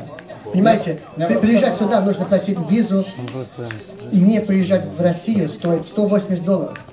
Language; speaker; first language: Russian; early bilingual, heritage; English